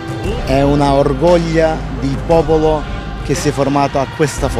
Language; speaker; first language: Italian; non-native, learner; Ukrainian